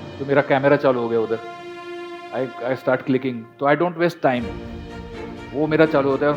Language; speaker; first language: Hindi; non-native, local second language; Marathi